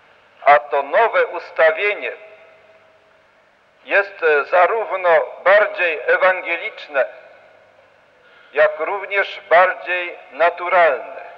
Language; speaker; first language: Polish; native; Polish